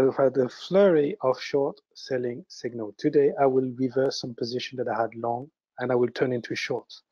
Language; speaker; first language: English; early bilingual, other home language; French